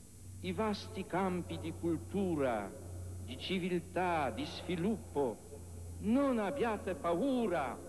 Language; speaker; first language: Italian; non-native, fluent; Polish